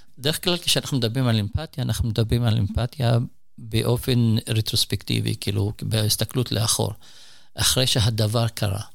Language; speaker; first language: Hebrew; non-native, local second language; Arabic